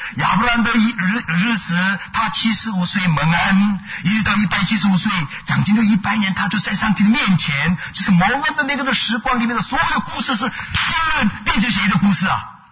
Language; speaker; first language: Chinese; non-native, fluent; Korean